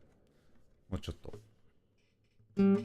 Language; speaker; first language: Japanese; non-native, learner; English